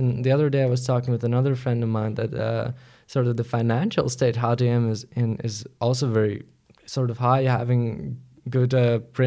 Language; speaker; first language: English; non-native, fluent; Latvian